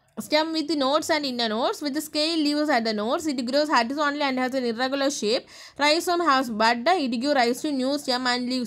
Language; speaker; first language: English; non-native, local second language; Tamil